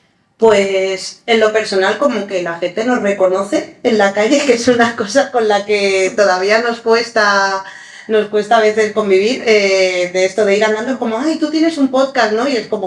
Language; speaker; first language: Spanish; early bilingual, other home language; Arabic